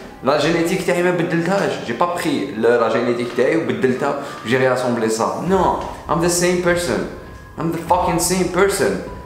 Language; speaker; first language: French; non-native, local second language; Arabic